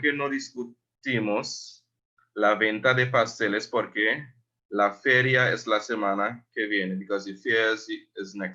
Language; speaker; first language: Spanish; non-native, fluent; English